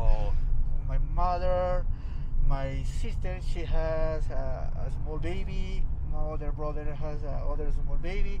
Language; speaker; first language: English; non-native, learner; Spanish